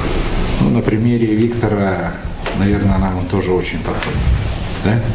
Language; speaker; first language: Russian; native; Russian